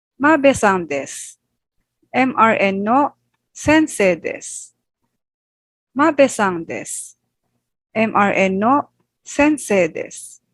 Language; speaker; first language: Japanese; non-native, fluent; Filipino